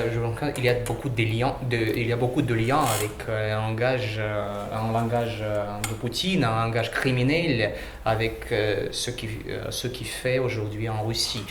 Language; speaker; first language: French; non-native, learner; Russian